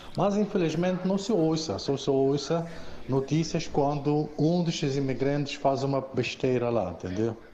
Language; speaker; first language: Portuguese; non-native, fluent; French